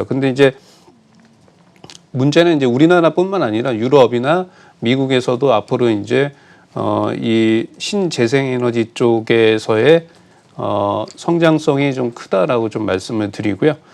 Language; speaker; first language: Korean; native; Korean